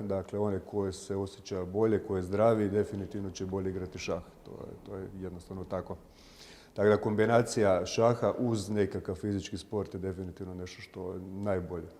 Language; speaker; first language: Croatian; native; Croatian